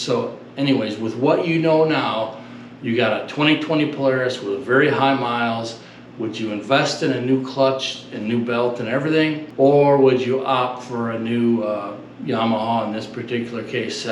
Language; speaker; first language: English; native; English